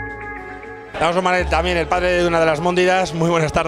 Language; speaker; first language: Spanish; native; Spanish